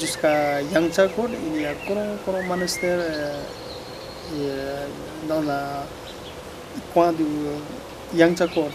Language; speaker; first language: French; non-native, learner; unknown